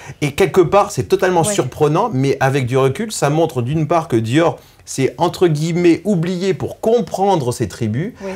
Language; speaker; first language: French; native; French